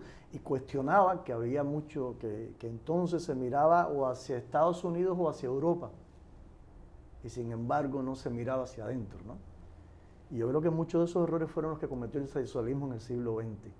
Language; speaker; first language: Spanish; native; Spanish